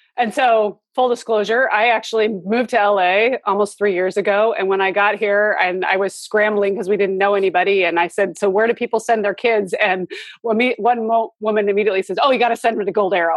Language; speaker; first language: English; native; English